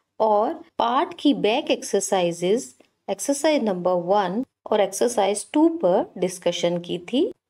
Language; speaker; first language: Hindi; native; Hindi